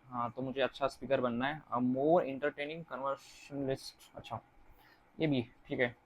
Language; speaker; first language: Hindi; non-native, local second language; Marathi